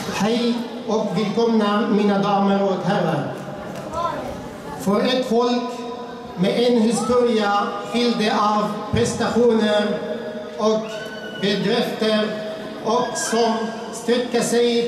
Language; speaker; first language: Swedish; non-native, fluent; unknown